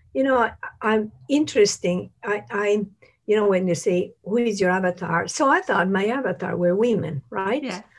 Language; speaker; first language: English; non-native, fluent; Italian